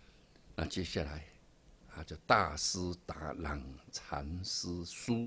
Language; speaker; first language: Chinese; native; Chinese